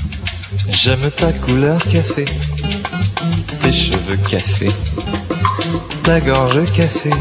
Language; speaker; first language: French; non-native, fluent; Portuguese